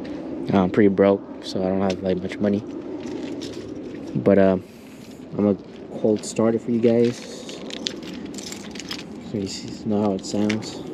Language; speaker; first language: English; native; English